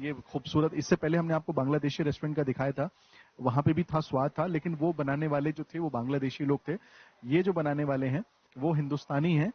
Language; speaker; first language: Hindi; native; Hindi